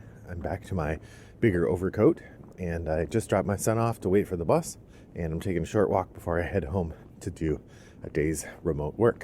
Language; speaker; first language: English; native; English